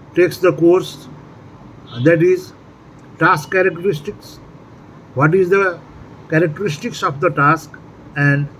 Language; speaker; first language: English; non-native, local second language; Nepali